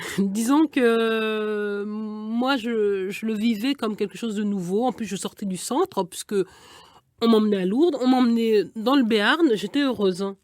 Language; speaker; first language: French; early bilingual, other home language; Igbo